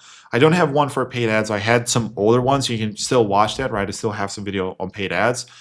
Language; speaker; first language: English; non-native, fluent; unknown